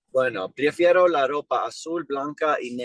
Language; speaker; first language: Spanish; non-native, learner; English